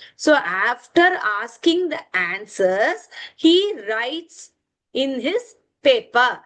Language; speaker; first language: English; non-native, local second language; Tamil